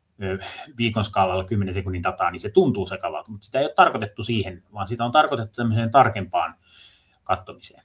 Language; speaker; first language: Finnish; native; Finnish